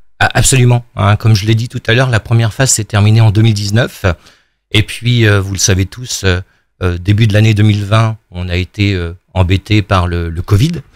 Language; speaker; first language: French; native; French